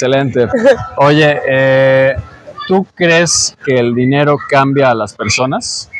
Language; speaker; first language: Spanish; native; Spanish